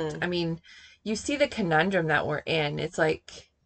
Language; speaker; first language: English; native; English